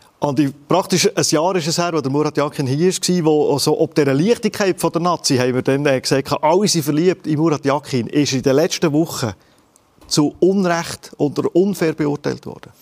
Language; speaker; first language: German; native; German